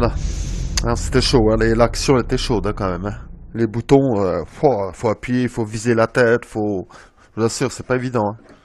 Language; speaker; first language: French; native; French